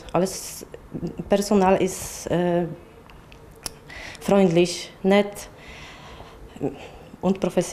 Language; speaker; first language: German; non-native, fluent; Polish